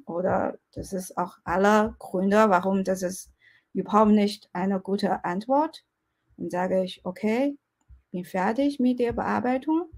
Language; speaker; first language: German; non-native, fluent; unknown